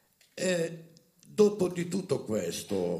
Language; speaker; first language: Italian; non-native, fluent; Romany